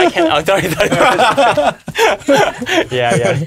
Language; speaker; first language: English; non-native, learner; Korean